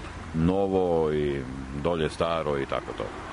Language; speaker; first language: Croatian; native; Croatian